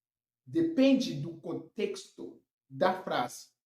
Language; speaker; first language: Portuguese; non-native, fluent; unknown